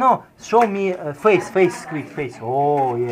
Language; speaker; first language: English; non-native, learner; Russian